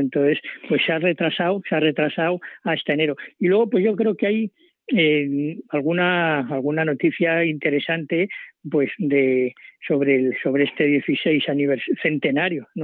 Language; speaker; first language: Spanish; native; Spanish